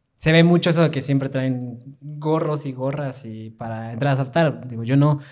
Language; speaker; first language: Spanish; native; Spanish